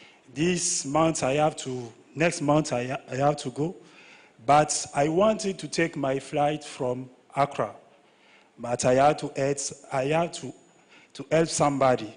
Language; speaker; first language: English; non-native, learner; French